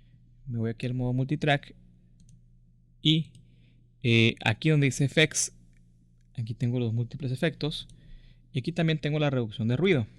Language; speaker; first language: Spanish; native; Spanish